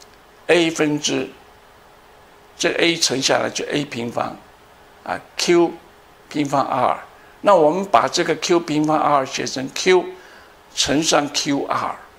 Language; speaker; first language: Chinese; native; Chinese